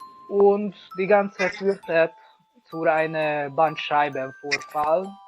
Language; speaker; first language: German; non-native, learner; Hungarian